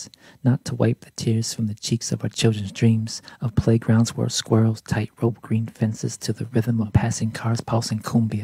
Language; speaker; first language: English; native; English